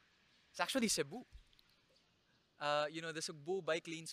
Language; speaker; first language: English; non-native, local second language; Bikol